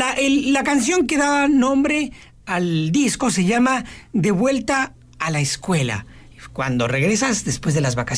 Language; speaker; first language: Spanish; native; Spanish